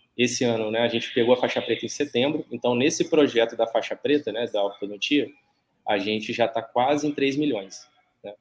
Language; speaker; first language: Portuguese; native; Portuguese